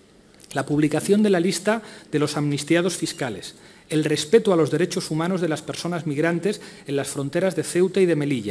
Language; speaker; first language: Spanish; native; Spanish